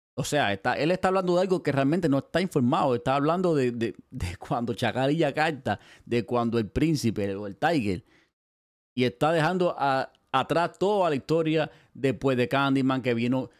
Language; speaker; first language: Spanish; native; Spanish